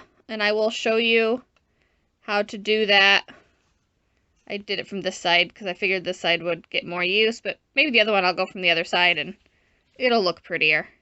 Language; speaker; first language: English; native; English